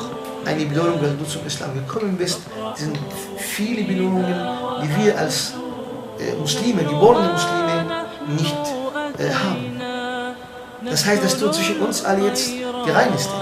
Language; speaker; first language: German; non-native, fluent; Arabic